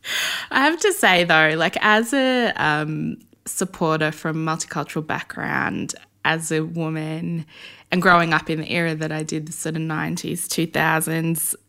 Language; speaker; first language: English; native; English